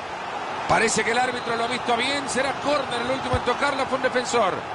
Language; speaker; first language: Spanish; native; Spanish